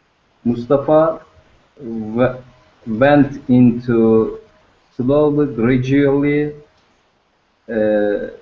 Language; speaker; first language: English; non-native, learner; Turkish